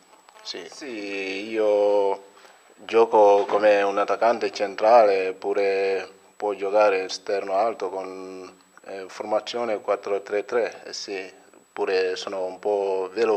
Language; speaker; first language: Italian; non-native, fluent; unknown